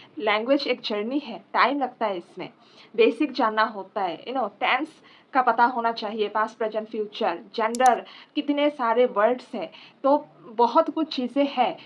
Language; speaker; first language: Hindi; non-native, local second language; Assamese